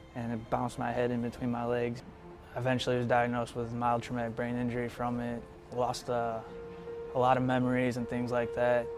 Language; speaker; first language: English; native; English